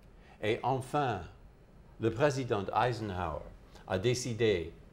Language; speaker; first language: French; non-native, fluent; English